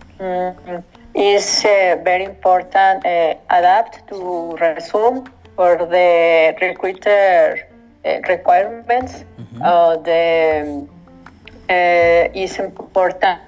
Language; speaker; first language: English; non-native, learner; Spanish